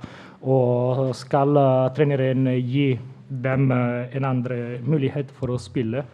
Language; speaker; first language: Norwegian; non-native, fluent; Italian